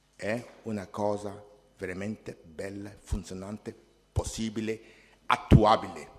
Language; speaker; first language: Italian; non-native, fluent; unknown